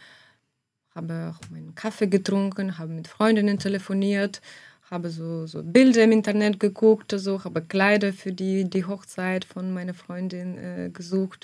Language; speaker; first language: German; non-native, fluent; Ukrainian